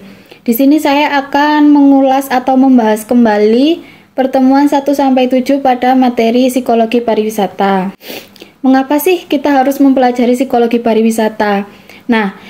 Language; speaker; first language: Indonesian; native; Indonesian